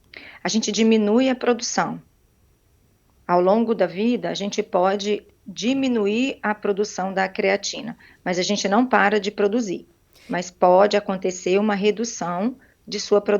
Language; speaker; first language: Portuguese; native; Portuguese